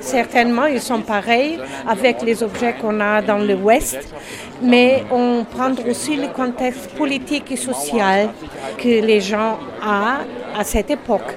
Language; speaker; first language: French; non-native, learner; German